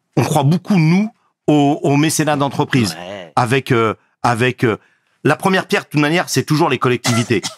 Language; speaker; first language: French; native; French